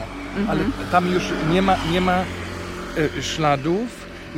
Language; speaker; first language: Polish; non-native, fluent; German